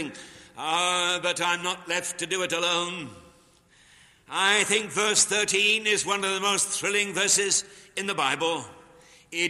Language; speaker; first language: English; native; English